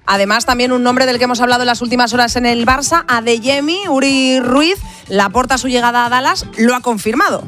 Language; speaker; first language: Spanish; native; Spanish